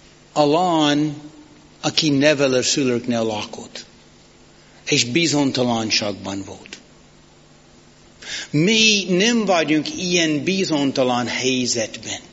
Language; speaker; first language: Hungarian; non-native, fluent; English